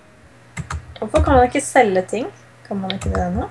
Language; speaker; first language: Norwegian; native; Norwegian